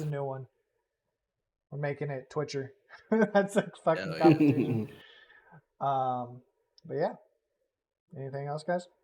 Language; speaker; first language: English; native; English